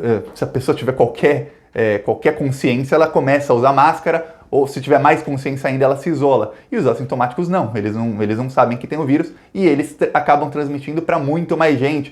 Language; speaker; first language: Portuguese; native; Portuguese